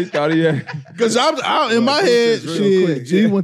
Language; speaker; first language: English; native; English